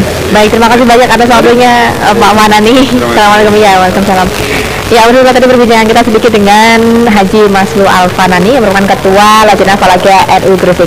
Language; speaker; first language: Indonesian; native; Indonesian